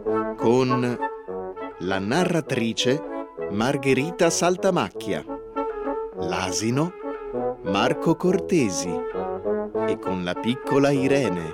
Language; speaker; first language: Italian; native; Italian